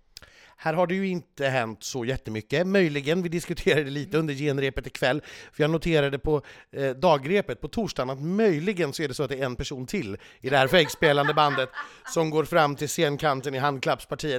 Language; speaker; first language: Swedish; native; Swedish